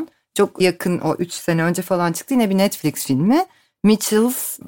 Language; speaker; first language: Turkish; native; Turkish